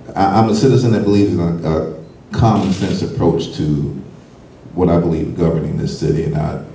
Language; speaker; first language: English; native; English